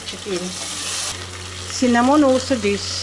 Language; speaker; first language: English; non-native, learner; Russian